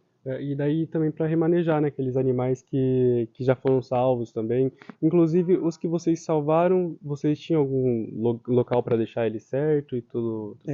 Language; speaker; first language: Portuguese; native; Portuguese